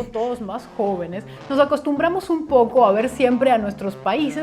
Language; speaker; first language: Spanish; native; Spanish